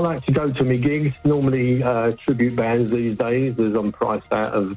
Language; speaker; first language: English; native; English